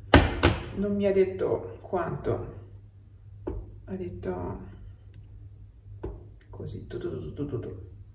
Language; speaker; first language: Italian; non-native, learner; Japanese